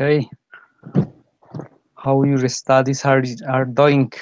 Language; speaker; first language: English; non-native, fluent; Spanish